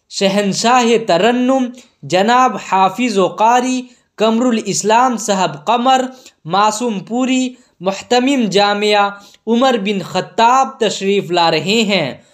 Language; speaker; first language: Urdu; native; Urdu